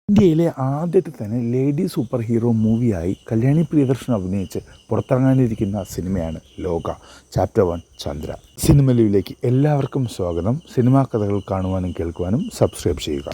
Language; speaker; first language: Malayalam; native; Malayalam